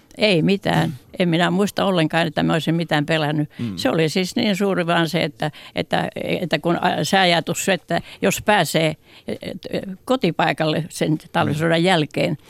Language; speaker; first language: Finnish; native; Finnish